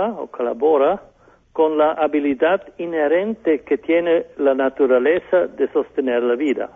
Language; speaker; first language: Spanish; non-native, fluent; German